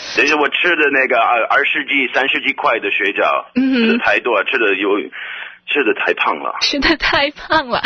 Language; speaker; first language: Chinese; non-native, fluent; English